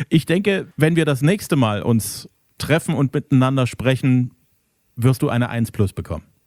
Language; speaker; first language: German; native; German